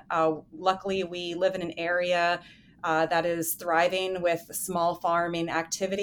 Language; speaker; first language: English; native; English